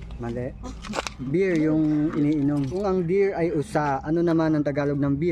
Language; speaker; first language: Filipino; native; Filipino